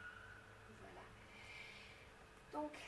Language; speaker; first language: French; non-native, fluent; Romanian